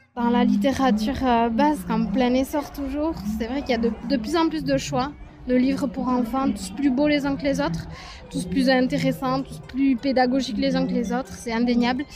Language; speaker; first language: French; native; French